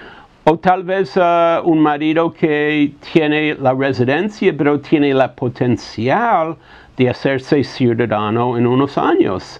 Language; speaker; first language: Spanish; non-native, fluent; English